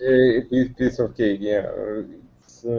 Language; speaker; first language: English; non-native, learner; Russian